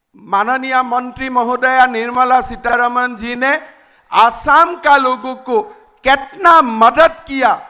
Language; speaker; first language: Hindi; non-native, local second language; Assamese